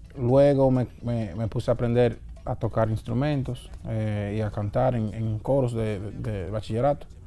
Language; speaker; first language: Spanish; early bilingual, heritage; Spanish